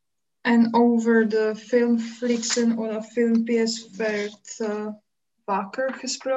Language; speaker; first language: Dutch; non-native, learner; Czech